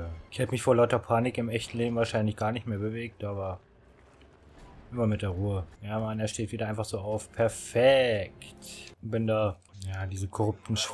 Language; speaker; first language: German; native; German